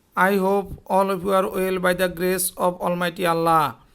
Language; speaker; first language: English; non-native, fluent; Bangla